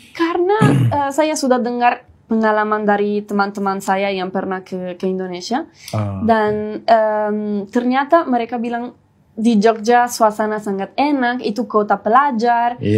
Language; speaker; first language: Indonesian; non-native, fluent; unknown